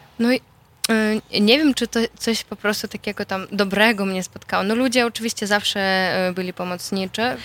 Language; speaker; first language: Polish; non-native, fluent; Russian